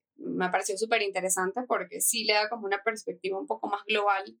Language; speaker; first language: Spanish; native; Spanish